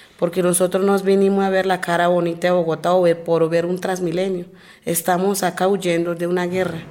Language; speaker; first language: Spanish; non-native, local second language; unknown